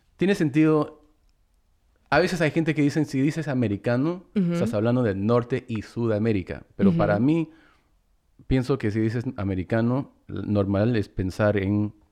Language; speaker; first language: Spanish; early bilingual, heritage; English